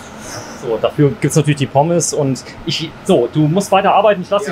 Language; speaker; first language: German; native; German